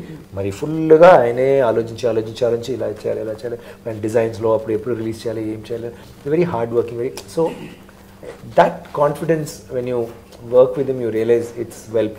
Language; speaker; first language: Telugu; non-native, learner; Tamil